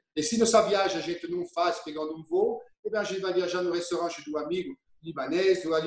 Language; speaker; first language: Portuguese; non-native, fluent; French